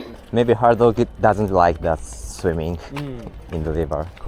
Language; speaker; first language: English; non-native, learner; Japanese